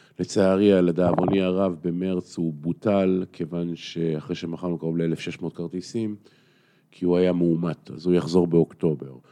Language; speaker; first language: Hebrew; native; Hebrew